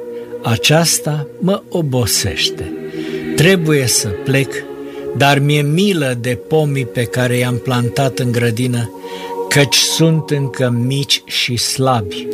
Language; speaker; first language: Romanian; native; Romanian